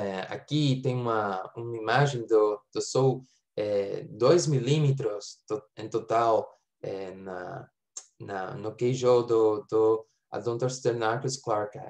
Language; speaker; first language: Portuguese; non-native, fluent; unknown